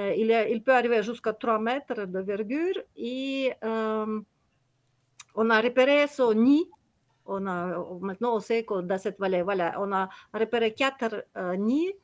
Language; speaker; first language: French; non-native, learner; Kyrgyz